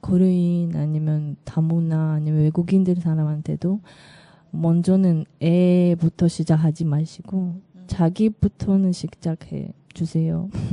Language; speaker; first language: Korean; non-native, learner; Russian